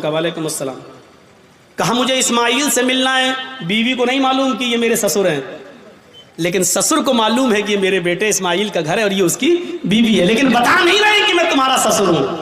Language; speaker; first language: Urdu; native; Urdu